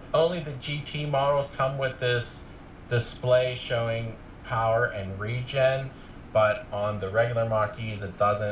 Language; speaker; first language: English; native; English